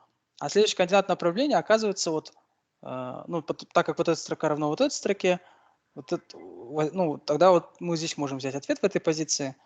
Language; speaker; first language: Russian; native; Russian